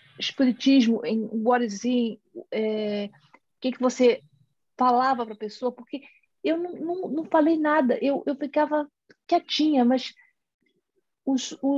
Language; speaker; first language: Portuguese; non-native, learner; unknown